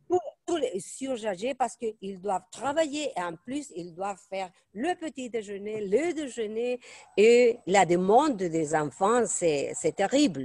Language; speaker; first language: French; non-native, fluent; Spanish